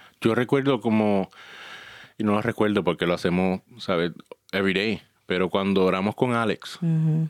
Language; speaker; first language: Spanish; early bilingual, heritage; Spanish